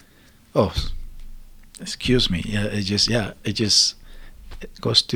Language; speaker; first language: English; non-native, learner; Spanish